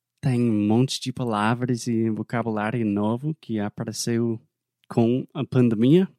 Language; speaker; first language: Portuguese; non-native, fluent; English